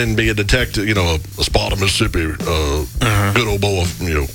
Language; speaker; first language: English; native; English